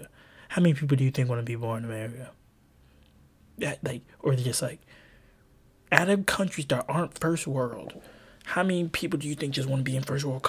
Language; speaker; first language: English; native; English